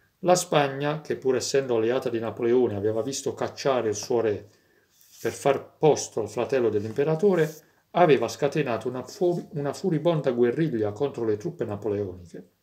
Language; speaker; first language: Italian; native; Italian